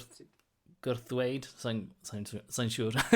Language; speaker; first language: Welsh; non-native, local second language; English